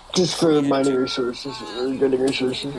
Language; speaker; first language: English; native; English